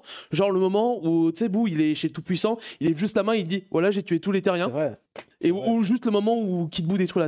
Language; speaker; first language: French; native; French